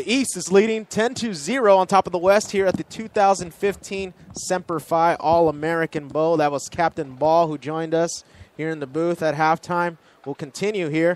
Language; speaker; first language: English; native; English